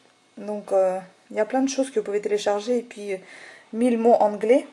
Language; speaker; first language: French; native; French